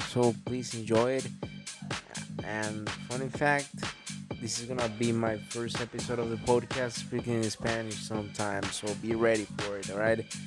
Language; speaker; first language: English; non-native, fluent; Spanish